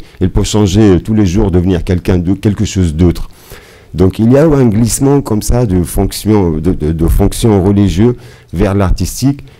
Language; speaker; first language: French; non-native, fluent; Arabic